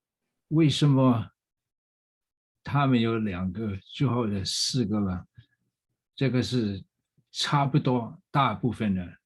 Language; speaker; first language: Chinese; non-native, fluent; English